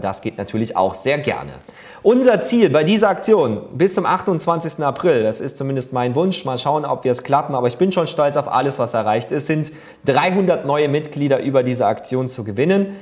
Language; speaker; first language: German; native; German